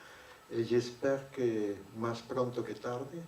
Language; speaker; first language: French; non-native, fluent; Spanish